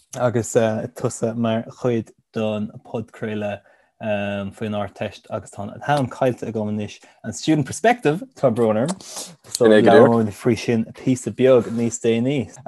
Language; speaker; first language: Irish; native; Irish